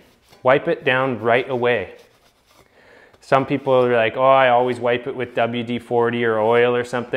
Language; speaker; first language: English; native; English